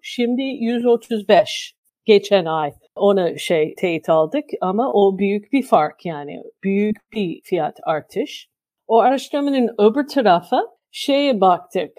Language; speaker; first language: Turkish; non-native, fluent; English